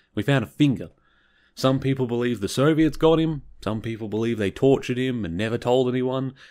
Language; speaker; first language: English; native; English